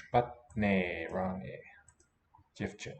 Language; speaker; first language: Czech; non-native, learner; English